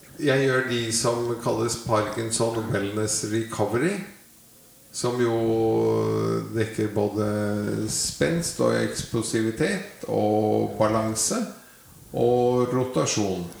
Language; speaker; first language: Norwegian; native; Norwegian